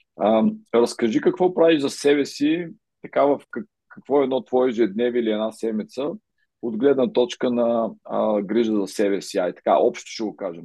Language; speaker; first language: Bulgarian; native; Bulgarian